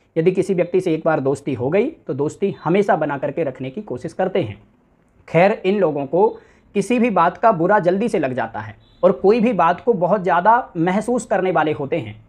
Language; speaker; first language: Hindi; native; Hindi